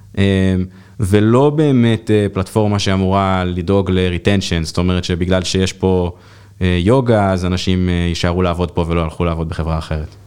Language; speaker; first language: Hebrew; native; Hebrew